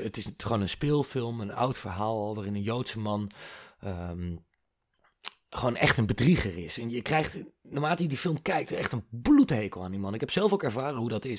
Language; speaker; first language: Dutch; native; Dutch